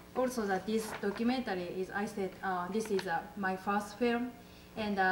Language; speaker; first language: English; non-native, learner; Japanese